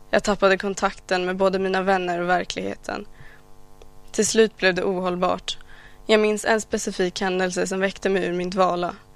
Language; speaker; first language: Swedish; early bilingual, other home language; Arabic